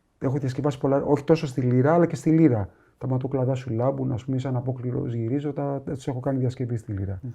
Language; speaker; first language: Greek; native; Greek